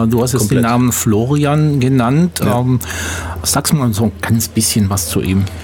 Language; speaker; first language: German; native; German